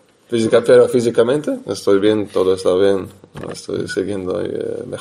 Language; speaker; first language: Spanish; non-native, fluent; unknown